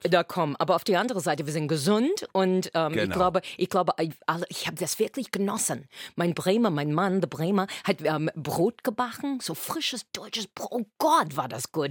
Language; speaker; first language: German; non-native, fluent; English